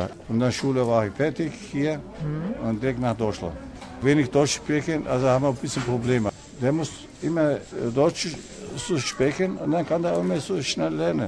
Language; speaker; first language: German; non-native, learner; Turkish